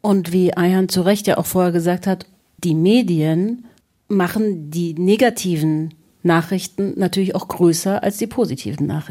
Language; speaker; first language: German; native; German